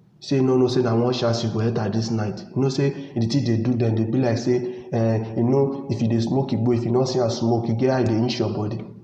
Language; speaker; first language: Nigerian Pidgin; native; Nigerian Pidgin